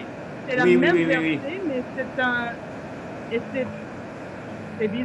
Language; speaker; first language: French; non-native, fluent; English